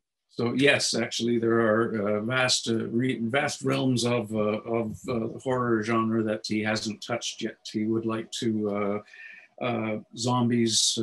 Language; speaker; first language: English; native; English